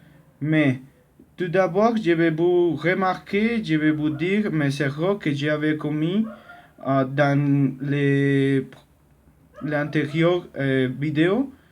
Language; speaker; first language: French; non-native, learner; Spanish